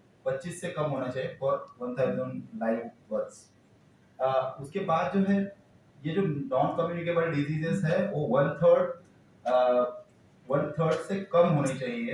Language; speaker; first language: Hindi; non-native, local second language; Marathi